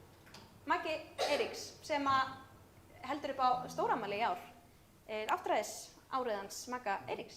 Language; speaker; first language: Icelandic; native; Icelandic